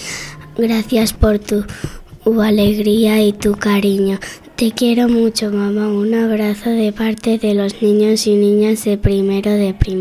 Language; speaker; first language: Spanish; native; Spanish